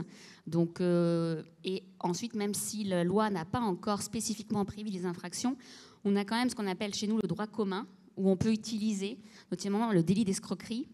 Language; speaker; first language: French; native; French